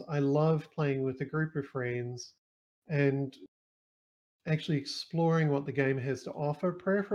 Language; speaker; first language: English; native; English